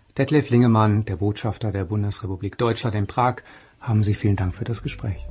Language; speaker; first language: German; native; German